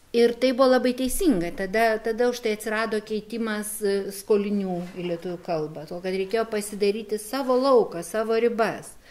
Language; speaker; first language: Lithuanian; native; Lithuanian